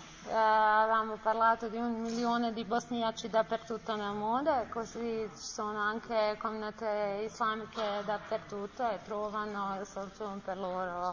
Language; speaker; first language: Italian; non-native, learner; Bosnian